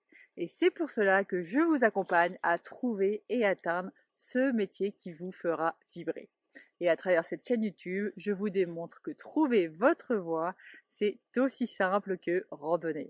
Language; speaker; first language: French; native; French